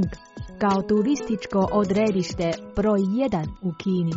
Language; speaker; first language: Croatian; native; Croatian